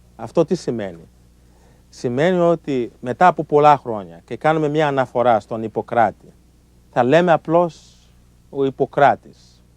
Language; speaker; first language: Greek; native; Greek